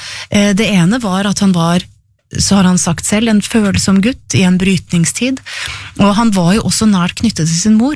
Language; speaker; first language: Norwegian; native; Norwegian